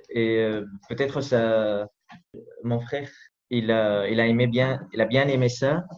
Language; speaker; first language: French; non-native, learner; Arabic